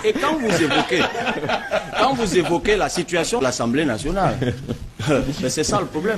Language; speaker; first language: French; non-native, local second language; Basaa